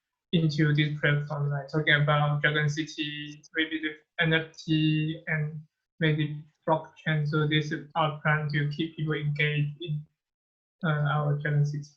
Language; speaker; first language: English; non-native, fluent; Chinese